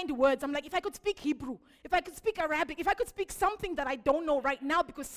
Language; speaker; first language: English; non-native, local second language; Shona